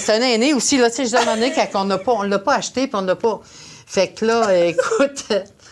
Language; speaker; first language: French; native; French